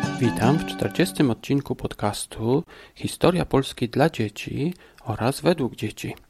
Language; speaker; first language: Polish; early bilingual, heritage; English